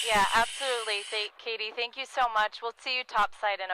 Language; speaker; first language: English; native; English